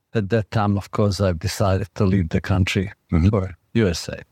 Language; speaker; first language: English; non-native, fluent; Slovak